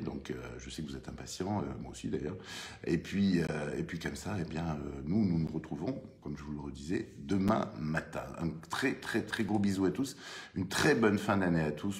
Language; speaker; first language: French; native; French